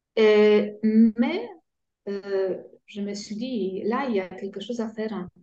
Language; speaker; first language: French; non-native, fluent; Polish